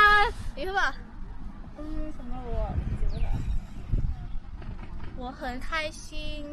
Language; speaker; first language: Chinese; non-native, learner; Lao